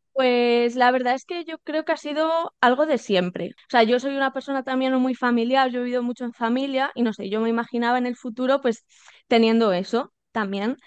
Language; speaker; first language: Spanish; native; Spanish